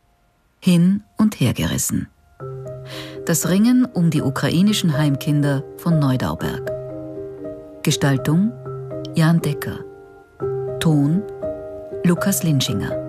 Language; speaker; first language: German; native; German